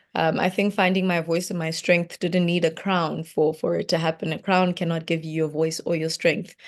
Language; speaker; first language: English; non-native, local second language; Venda